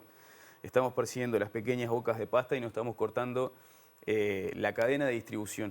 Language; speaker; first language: Spanish; native; Spanish